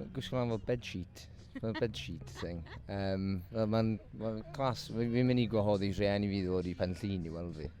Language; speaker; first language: Welsh; non-native, local second language; English